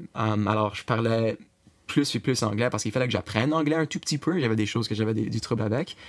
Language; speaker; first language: French; native; French